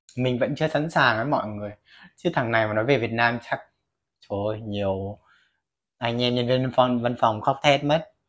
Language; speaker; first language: Vietnamese; native; Vietnamese